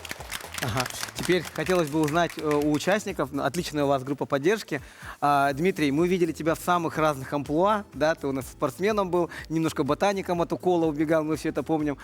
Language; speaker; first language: Russian; native; Russian